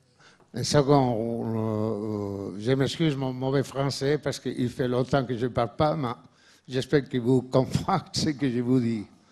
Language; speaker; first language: French; non-native, learner; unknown